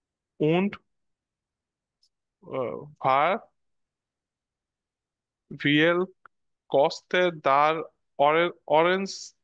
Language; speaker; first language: German; non-native, learner; Bangla